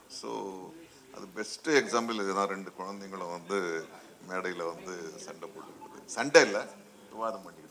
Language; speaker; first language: Tamil; native; Tamil